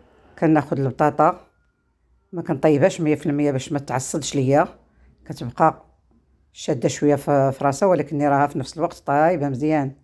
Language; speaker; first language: Arabic; native; Arabic